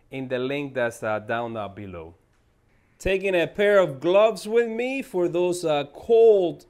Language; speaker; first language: English; native; English